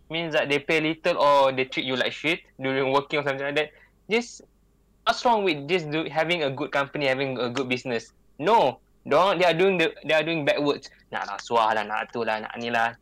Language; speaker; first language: English; non-native, local second language; Malay